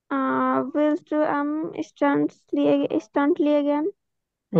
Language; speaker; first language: German; non-native, learner; Bangla